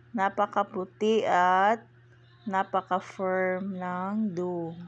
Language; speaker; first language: Filipino; non-native, local second language; Cebuano